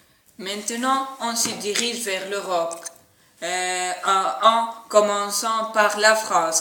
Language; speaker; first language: French; non-native, learner; Arabic